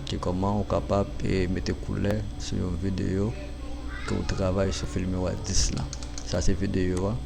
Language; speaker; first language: French; non-native, learner; Haitian Creole